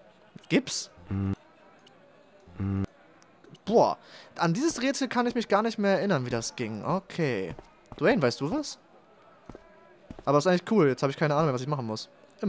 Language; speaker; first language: German; native; German